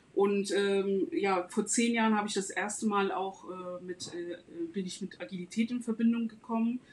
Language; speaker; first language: German; non-native, fluent; Turkish